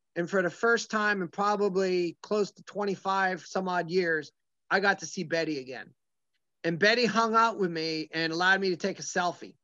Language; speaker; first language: English; native; English